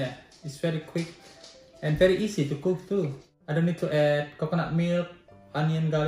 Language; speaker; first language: English; non-native, fluent; Indonesian